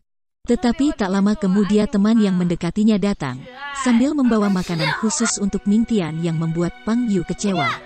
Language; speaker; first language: Indonesian; native; Indonesian